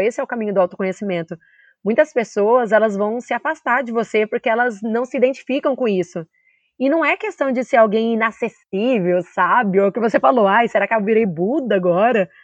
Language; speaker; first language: Portuguese; native; Portuguese